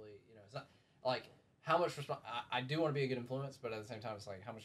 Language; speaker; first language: English; native; English